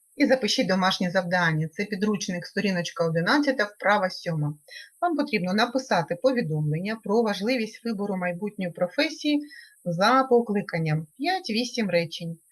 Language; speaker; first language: Ukrainian; native; Ukrainian